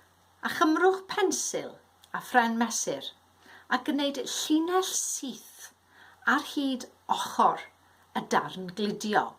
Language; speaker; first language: Welsh; native; Welsh